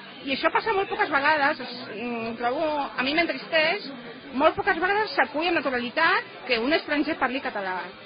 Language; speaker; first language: Catalan; non-native, fluent; Polish